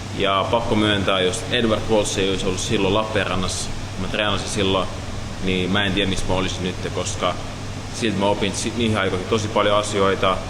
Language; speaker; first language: Finnish; early bilingual, other home language; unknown